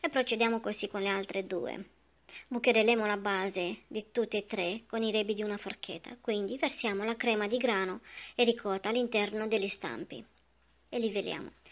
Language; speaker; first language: Italian; non-native, fluent; Romanian